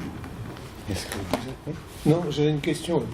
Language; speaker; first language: French; native; French